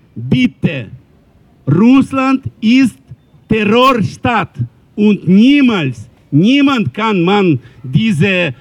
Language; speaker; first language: German; non-native, learner; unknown